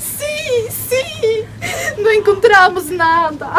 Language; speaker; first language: Spanish; non-native, learner; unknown